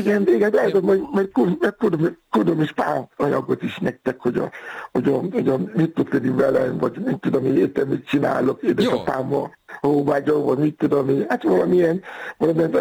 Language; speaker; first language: Hungarian; non-native, learner; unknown